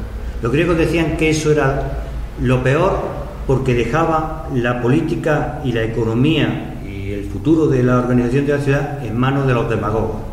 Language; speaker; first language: Spanish; native; Spanish